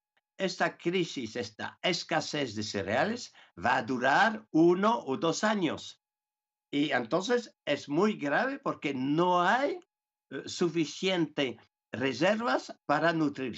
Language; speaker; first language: Spanish; non-native, fluent; French